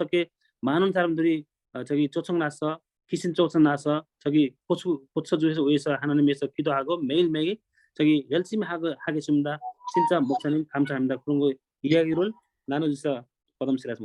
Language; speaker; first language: Korean; non-native, learner; Nepali